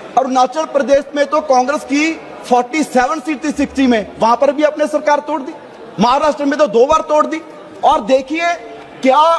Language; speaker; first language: Hindi; non-native, local second language; Punjabi